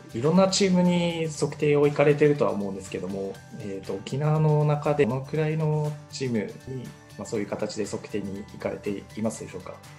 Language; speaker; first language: Japanese; native; Japanese